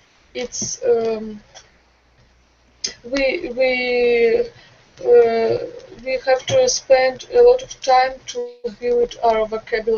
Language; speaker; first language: English; non-native, learner; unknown